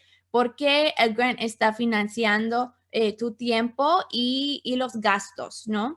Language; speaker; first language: Spanish; non-native, fluent; English